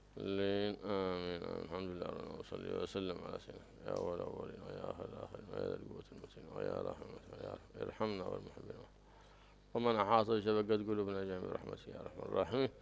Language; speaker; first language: Arabic; native; Arabic